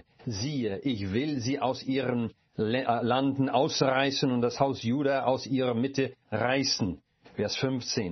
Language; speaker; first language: German; non-native, fluent; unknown